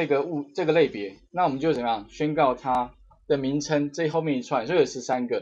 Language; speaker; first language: Chinese; native; Chinese